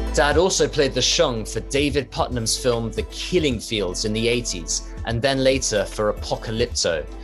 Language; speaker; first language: English; native; English